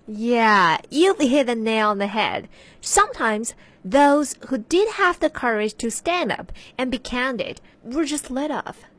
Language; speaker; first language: English; non-native, fluent; Chinese